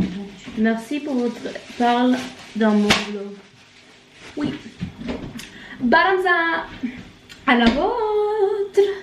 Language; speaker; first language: French; non-native, learner; Russian